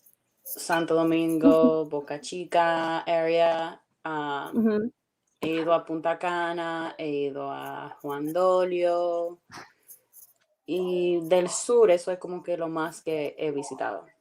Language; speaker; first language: Spanish; early bilingual, heritage; Spanish